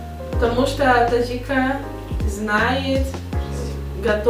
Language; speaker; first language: Russian; non-native, learner; Portuguese